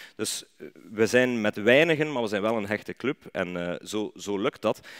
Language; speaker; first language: Dutch; native; Dutch